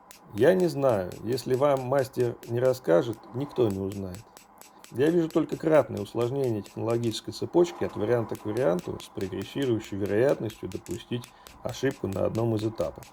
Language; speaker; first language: Russian; native; Russian